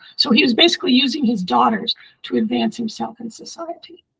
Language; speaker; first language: English; early bilingual, other home language; Italian